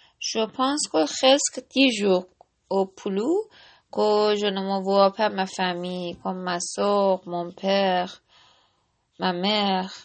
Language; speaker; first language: French; non-native, learner; Persian